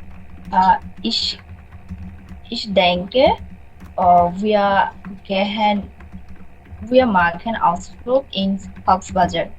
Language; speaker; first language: German; non-native, learner; Bangla